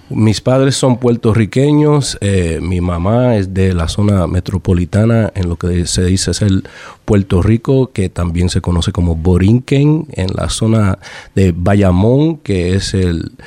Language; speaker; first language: Spanish; early bilingual, heritage; Spanish